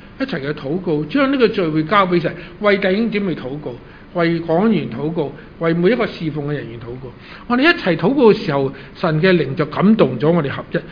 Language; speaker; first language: Chinese; non-native, local second language; Cantonese